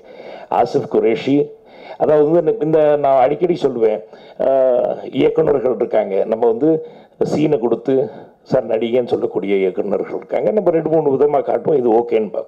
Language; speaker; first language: Tamil; native; Tamil